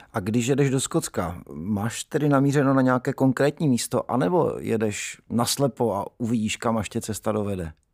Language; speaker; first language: Czech; native; Czech